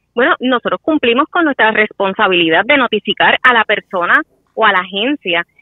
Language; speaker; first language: Spanish; native; Spanish